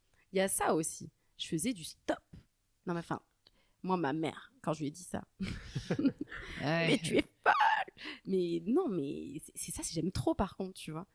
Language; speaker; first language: French; native; French